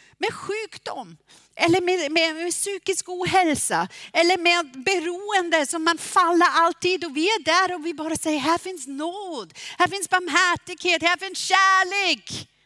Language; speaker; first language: Swedish; non-native, fluent; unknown